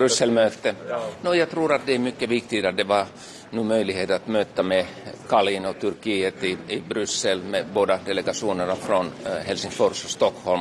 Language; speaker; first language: Swedish; non-native, local second language; Finnish